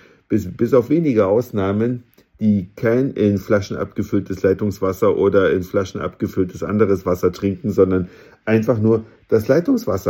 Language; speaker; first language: German; native; German